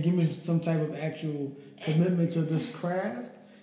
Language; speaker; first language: English; native; English